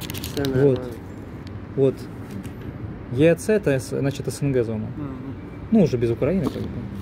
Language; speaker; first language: Russian; native; Russian